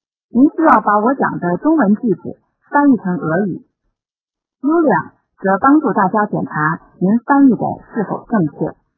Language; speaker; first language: Chinese; native; Chinese